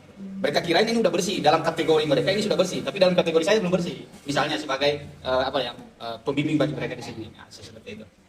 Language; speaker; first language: Indonesian; non-native, local second language; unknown